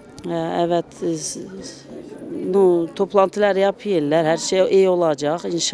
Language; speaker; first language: Turkish; early bilingual, heritage; Turkish